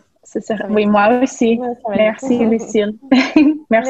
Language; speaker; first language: French; non-native, fluent; English